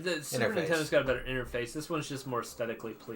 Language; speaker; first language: English; native; English